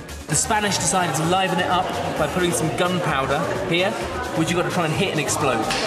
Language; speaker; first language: English; native; English